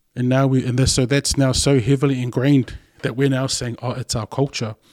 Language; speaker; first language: English; non-native, local second language; Samoan